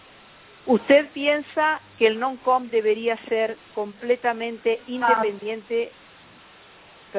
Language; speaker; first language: Spanish; native; Spanish